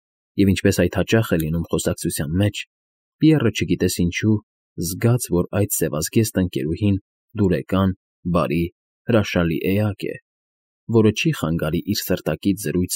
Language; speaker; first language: Armenian; native; Armenian